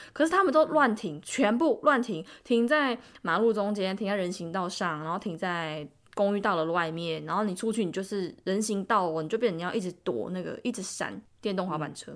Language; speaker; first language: Chinese; native; Chinese